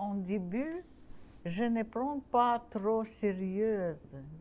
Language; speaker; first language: French; non-native, learner; Russian